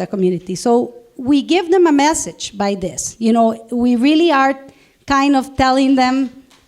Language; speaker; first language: English; non-native, fluent; Spanish